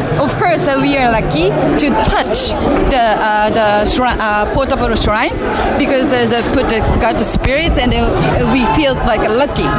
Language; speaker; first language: English; non-native, learner; Japanese